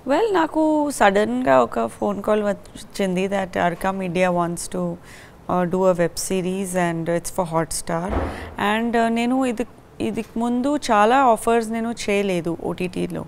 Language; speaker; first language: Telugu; non-native, fluent; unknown